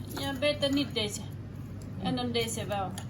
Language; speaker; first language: Dutch; non-native, learner; Thai